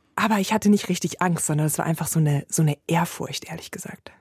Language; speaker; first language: German; native; German